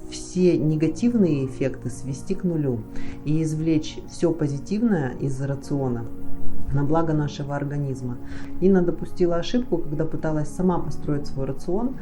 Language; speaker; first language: Russian; native; Russian